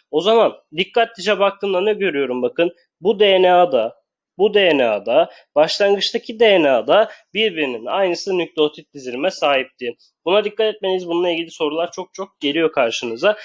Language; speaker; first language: Turkish; native; Turkish